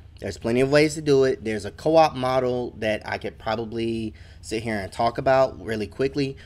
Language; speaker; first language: English; native; English